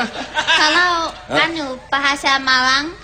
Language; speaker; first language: Indonesian; non-native, fluent; English